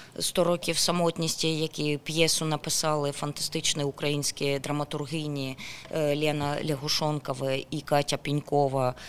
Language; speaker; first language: Ukrainian; non-native, local second language; Russian